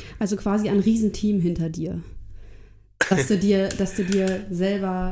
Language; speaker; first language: German; native; German